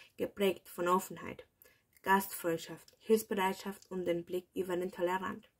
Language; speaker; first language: German; early bilingual, other home language; Spanish